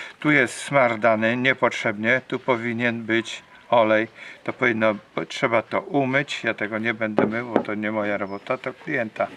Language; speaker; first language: Polish; native; Polish